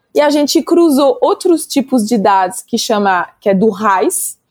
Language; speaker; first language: Portuguese; non-native, fluent; French